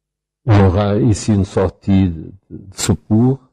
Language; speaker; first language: French; non-native, fluent; Portuguese